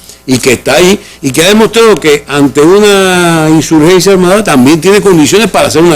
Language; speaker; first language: Spanish; native; Spanish